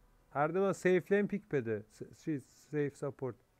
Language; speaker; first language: Persian; non-native, local second language; Azerbaijani